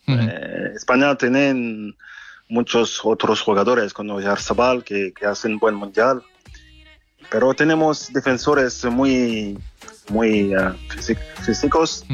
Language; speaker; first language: Spanish; non-native, learner; French